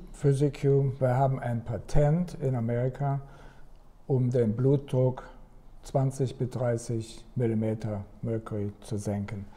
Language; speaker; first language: German; native; German